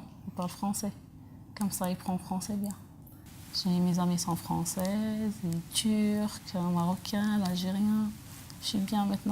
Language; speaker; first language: French; non-native, learner; Arabic